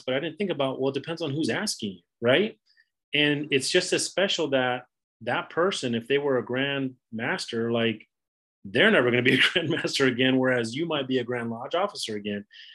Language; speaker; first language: English; native; English